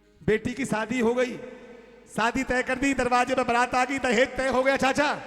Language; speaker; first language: Hindi; native; Hindi